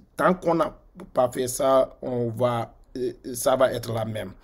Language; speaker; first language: French; non-native, local second language; Wolof